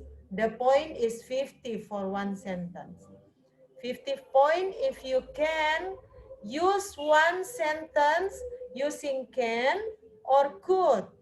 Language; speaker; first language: English; non-native, learner; Indonesian